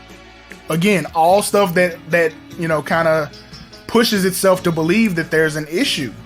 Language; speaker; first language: English; native; English